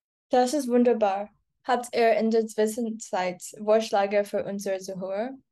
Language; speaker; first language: German; non-native, learner; English